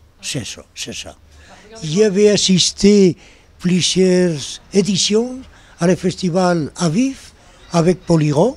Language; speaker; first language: French; non-native, learner; Spanish